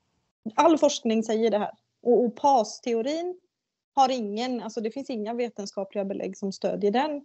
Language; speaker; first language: Swedish; native; Swedish